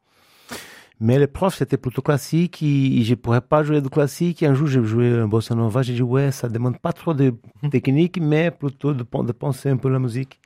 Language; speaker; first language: French; non-native, fluent; Portuguese